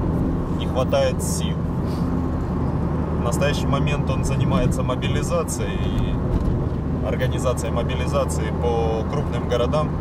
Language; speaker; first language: Russian; native; Russian